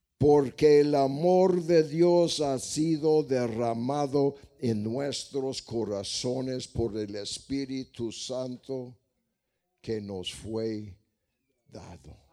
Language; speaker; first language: Spanish; non-native, fluent; English